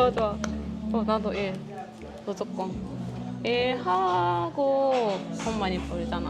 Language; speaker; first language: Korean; non-native, learner; Japanese